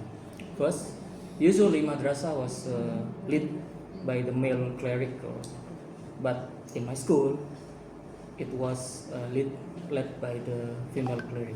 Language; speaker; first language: English; non-native, fluent; Indonesian